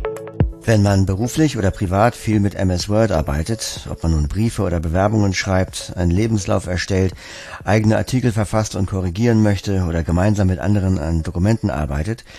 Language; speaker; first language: German; native; German